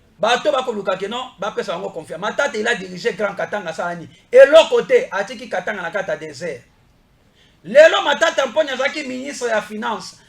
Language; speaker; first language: Lingala; non-native, local second language; Mongo